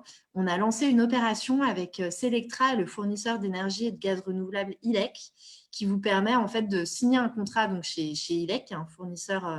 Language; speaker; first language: French; native; French